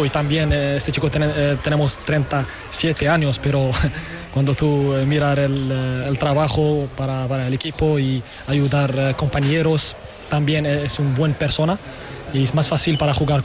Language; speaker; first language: Spanish; non-native, learner; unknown